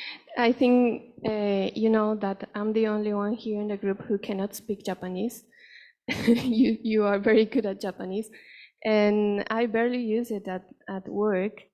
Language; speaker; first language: English; non-native, fluent; Spanish